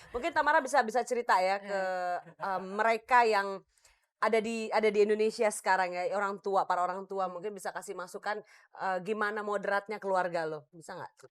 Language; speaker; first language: Indonesian; native; Indonesian